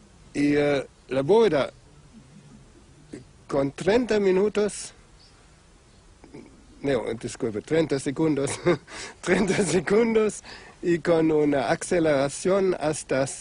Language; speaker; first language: Spanish; non-native, fluent; German